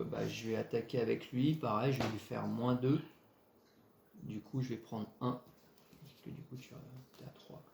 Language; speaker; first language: French; native; French